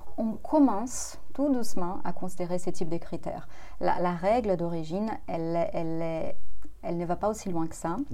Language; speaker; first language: French; non-native, fluent; Portuguese